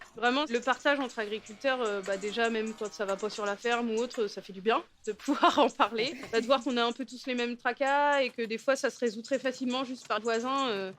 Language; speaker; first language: French; native; French